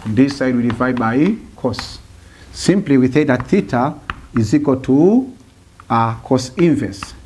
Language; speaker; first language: English; non-native, local second language; Swahili